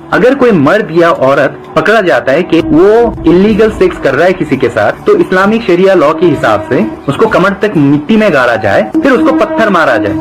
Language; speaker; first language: Hindi; non-native, fluent; Bangla